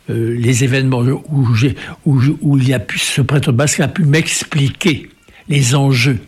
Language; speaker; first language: French; native; French